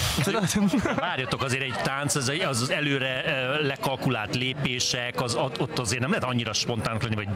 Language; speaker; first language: Hungarian; native; Hungarian